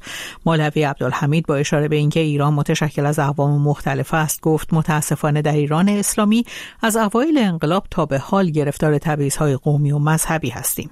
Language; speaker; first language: Persian; native; Persian